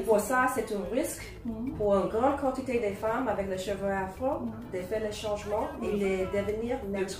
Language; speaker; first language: French; non-native, learner; English